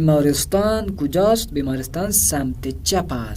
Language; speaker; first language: Persian; non-native, fluent; Urdu